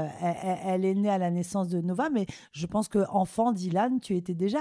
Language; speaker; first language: French; native; French